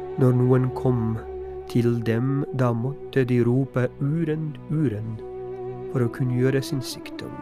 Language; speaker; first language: Norwegian; non-native, fluent; Polish